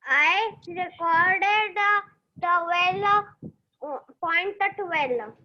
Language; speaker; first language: English; non-native, learner; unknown